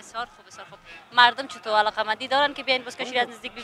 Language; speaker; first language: Persian; native; Persian